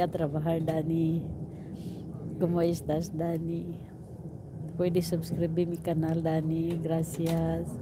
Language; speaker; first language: Spanish; non-native, learner; Filipino